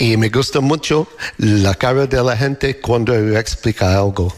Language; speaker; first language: Spanish; non-native, learner; English